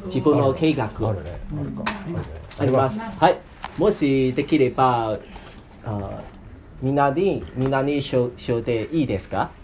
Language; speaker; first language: Japanese; non-native, learner; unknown